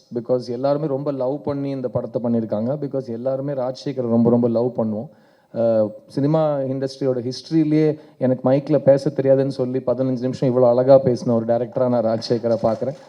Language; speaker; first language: Tamil; native; Tamil